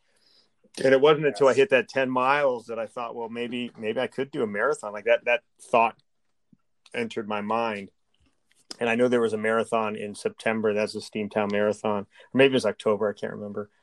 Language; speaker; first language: English; native; English